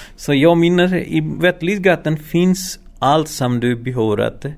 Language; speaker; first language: Swedish; non-native, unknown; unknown